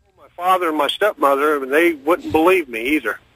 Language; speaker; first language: English; native; English